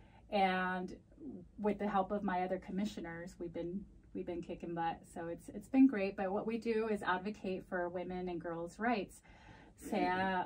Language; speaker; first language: English; early bilingual, other home language; Spanish